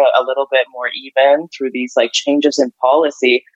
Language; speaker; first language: English; early bilingual, other home language; Ukrainian